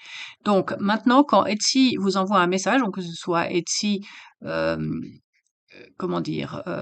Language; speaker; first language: French; native; French